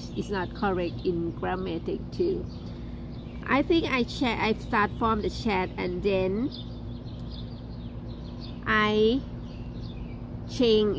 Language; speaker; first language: English; non-native, learner; Thai